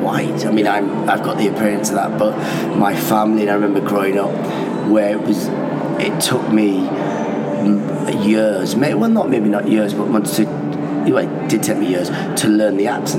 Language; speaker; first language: English; non-native, local second language; Persian